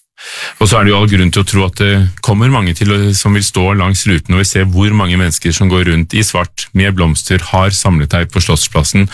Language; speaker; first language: Norwegian; native; Norwegian